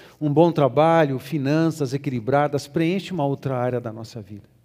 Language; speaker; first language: Portuguese; native; Portuguese